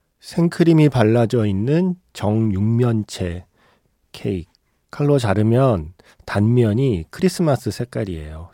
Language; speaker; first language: Korean; native; Korean